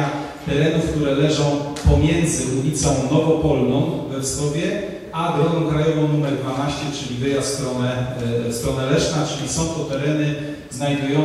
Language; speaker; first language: Polish; native; Polish